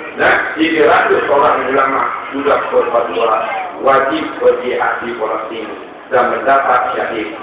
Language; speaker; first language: Malay; native; Malay